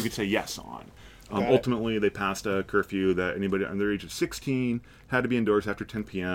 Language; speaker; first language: English; native; English